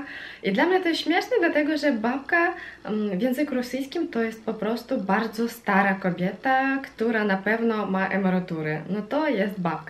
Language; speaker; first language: Polish; non-native, fluent; Russian